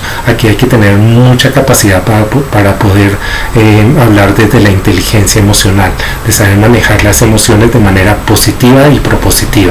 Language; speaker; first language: Spanish; native; Spanish